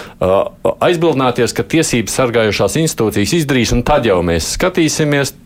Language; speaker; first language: Latvian; non-native, local second language; Russian